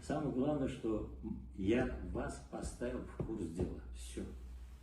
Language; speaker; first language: Russian; non-native, local second language; Uzbek